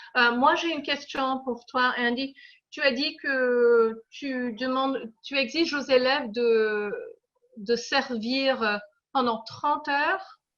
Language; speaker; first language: French; non-native, fluent; English